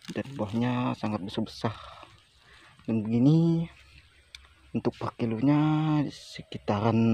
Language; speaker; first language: Indonesian; non-native, local second language; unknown